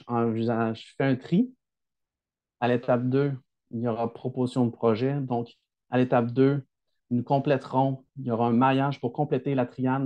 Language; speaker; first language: French; native; French